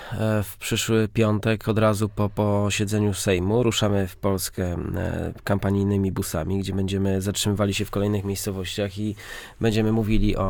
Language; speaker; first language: Polish; native; Polish